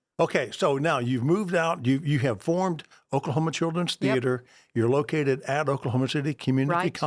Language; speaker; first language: English; native; English